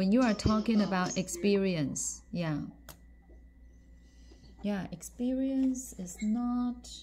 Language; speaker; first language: English; non-native, fluent; Chinese